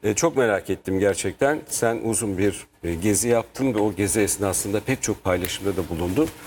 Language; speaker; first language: Turkish; native; Turkish